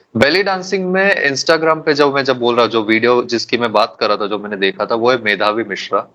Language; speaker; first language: Hindi; non-native, local second language; Tulu